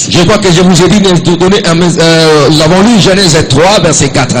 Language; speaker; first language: French; non-native, local second language; Lingala